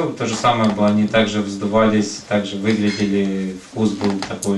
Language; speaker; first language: Russian; native; Russian